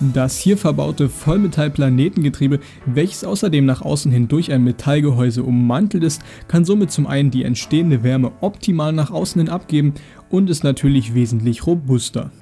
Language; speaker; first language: German; native; German